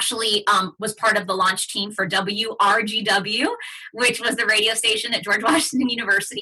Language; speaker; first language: English; early bilingual, other home language; Spanish